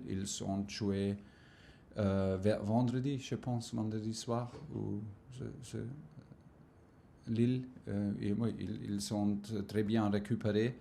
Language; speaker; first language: French; non-native, fluent; German